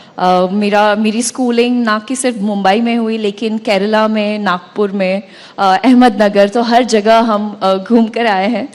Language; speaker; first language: Hindi; non-native, local second language; Marathi